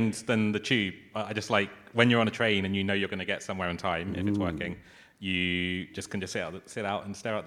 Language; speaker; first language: English; native; English